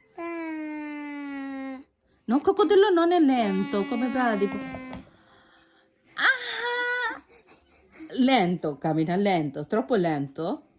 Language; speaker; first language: Italian; early bilingual, other home language; Bangla